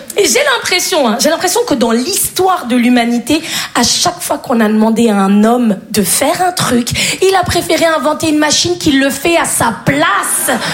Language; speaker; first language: French; native; French